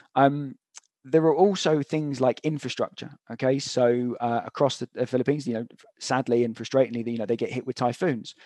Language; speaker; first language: English; native; English